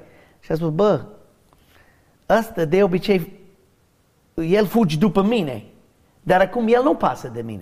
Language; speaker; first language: Romanian; early bilingual, heritage; Romanian